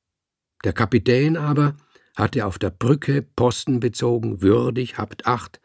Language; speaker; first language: German; native; German